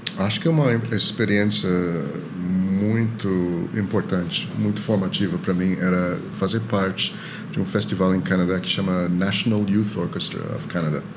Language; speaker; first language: Portuguese; non-native, fluent; Chinese